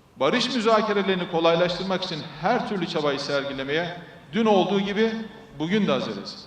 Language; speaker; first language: Turkish; native; Turkish